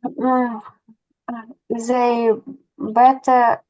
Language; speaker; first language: English; non-native, learner; Russian